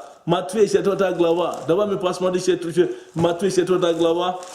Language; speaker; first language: Russian; non-native, learner; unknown